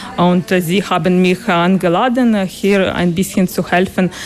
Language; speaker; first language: German; non-native, learner; Ukrainian